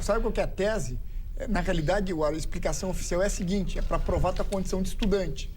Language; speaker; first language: Portuguese; native; Portuguese